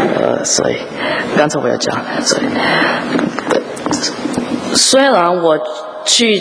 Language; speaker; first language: Chinese; early bilingual, heritage; English